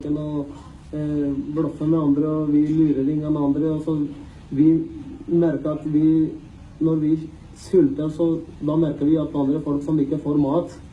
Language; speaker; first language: Norwegian; non-native, fluent; Urdu